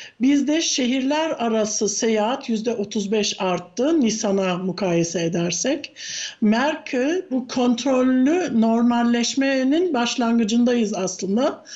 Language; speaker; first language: Turkish; early bilingual, heritage; Turkish